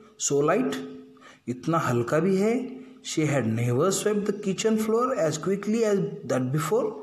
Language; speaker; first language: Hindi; non-native, local second language; Marathi